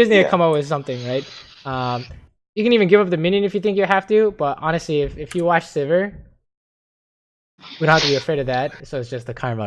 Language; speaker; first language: English; native; English